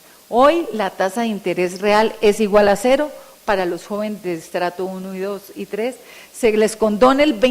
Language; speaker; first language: Spanish; native; Spanish